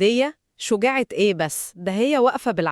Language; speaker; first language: Arabic; native; Arabic